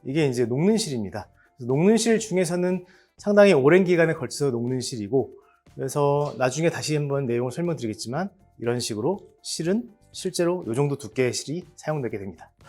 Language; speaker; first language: Korean; native; Korean